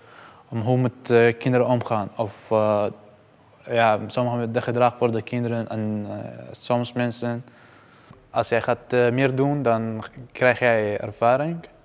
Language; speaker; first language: Dutch; non-native, learner; Persian